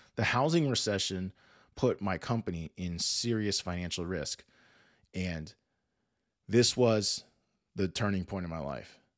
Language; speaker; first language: English; native; English